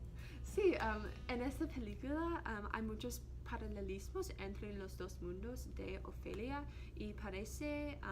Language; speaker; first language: Spanish; non-native, learner; English